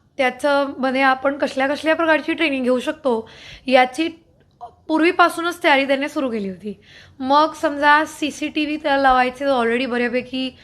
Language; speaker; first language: Marathi; non-native, fluent; Hindi